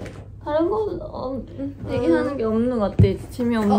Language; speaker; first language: Korean; non-native, fluent; Japanese